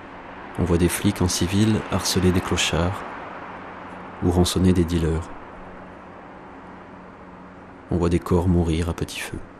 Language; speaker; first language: French; native; French